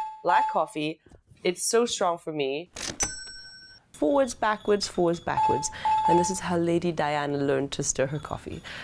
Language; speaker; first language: English; early bilingual, other home language; Chinese